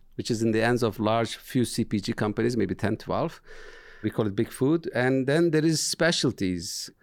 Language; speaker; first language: English; non-native, fluent; Turkish